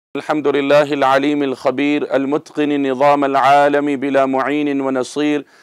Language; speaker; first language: Arabic; non-native, fluent; English